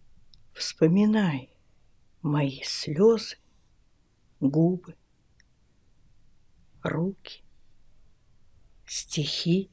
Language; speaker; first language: Russian; native; Russian